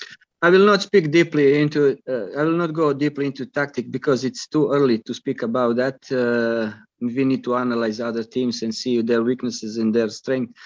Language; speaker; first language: English; non-native, fluent; Croatian